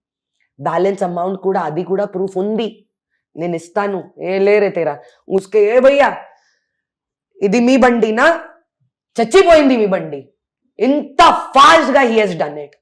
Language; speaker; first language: Telugu; non-native, learner; Hindi